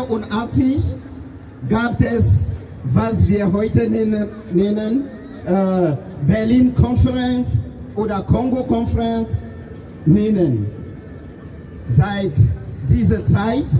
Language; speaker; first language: German; non-native, fluent; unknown